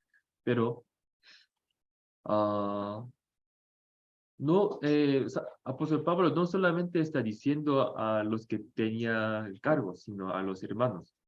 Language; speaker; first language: Spanish; non-native, fluent; Korean